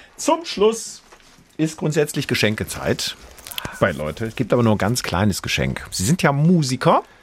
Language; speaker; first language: German; native; German